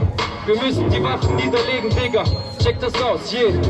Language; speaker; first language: German; native; German